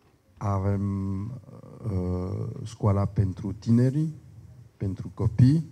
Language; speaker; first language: Romanian; non-native, learner; French